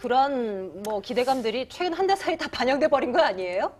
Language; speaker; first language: Korean; native; Korean